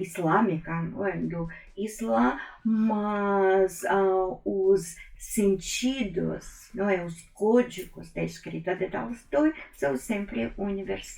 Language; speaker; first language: Portuguese; non-native, fluent; Russian